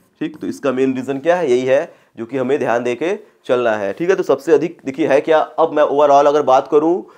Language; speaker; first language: Hindi; native; Hindi